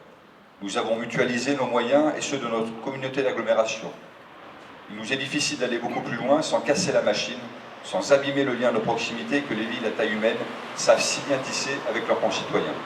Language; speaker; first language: French; native; French